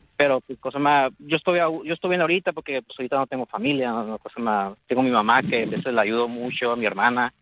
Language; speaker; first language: Spanish; native; Spanish